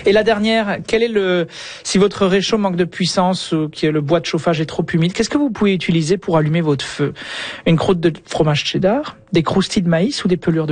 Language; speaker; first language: French; native; French